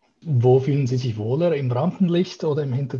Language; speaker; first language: German; native; German